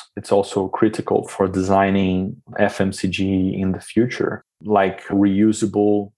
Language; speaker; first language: English; non-native, fluent; Portuguese